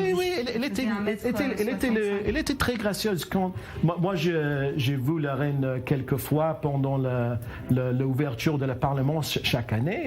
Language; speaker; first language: French; non-native, learner; English